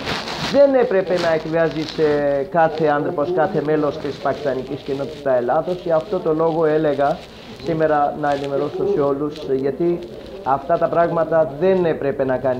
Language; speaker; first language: Greek; non-native, learner; Urdu